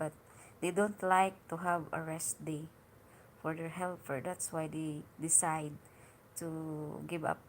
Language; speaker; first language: English; non-native, learner; Hiligaynon